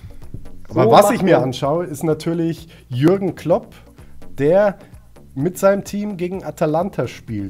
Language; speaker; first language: German; native; German